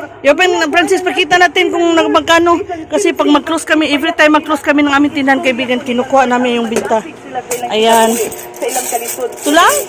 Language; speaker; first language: Filipino; non-native, local second language; Cebuano